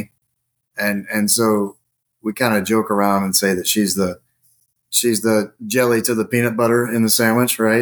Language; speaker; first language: English; native; English